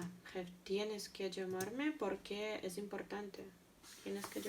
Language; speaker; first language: Spanish; non-native, learner; Russian